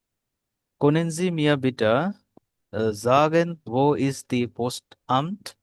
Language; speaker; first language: German; non-native, learner; Bangla